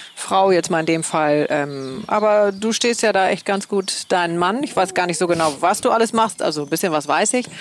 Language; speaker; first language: German; native; German